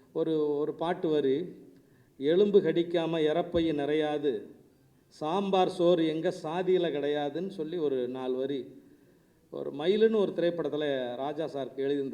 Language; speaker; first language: Tamil; native; Tamil